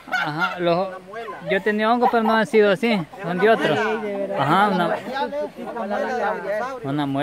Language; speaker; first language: Spanish; native; Spanish